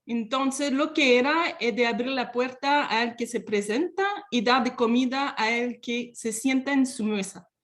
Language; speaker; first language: Spanish; non-native, fluent; French